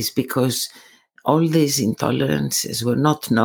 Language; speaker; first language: English; non-native, fluent; Greek